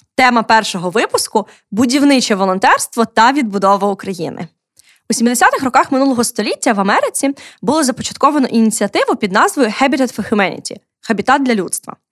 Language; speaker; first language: Ukrainian; native; Ukrainian